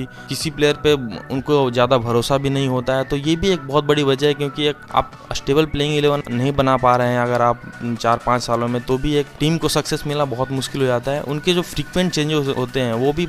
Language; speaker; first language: Hindi; native; Hindi